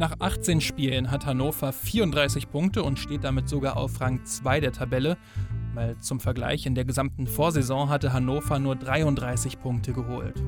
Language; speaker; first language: German; native; German